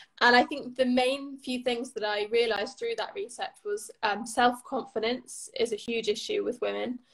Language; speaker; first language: English; native; English